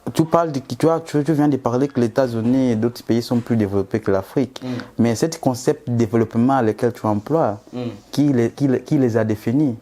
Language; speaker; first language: French; non-native, fluent; Portuguese